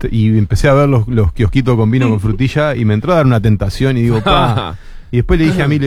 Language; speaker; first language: Spanish; native; Spanish